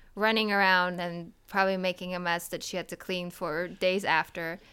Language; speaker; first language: English; early bilingual, other home language; Polish